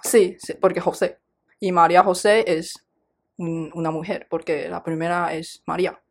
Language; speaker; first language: Spanish; non-native, fluent; Chinese